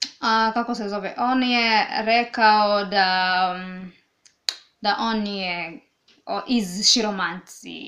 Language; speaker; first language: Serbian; non-native, learner; English